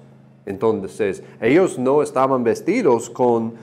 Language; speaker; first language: Spanish; non-native, fluent; English